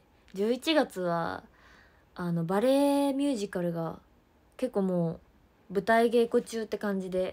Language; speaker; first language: Japanese; native; Japanese